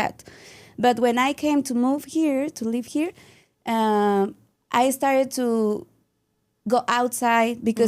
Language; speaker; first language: English; non-native, learner; Spanish